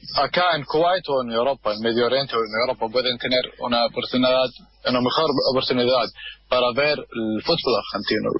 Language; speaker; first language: Spanish; non-native, fluent; Arabic